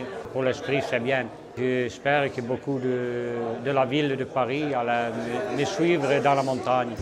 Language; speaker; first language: French; non-native, learner; Italian